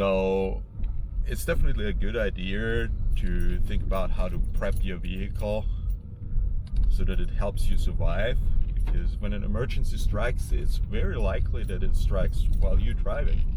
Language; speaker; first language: English; non-native, fluent; German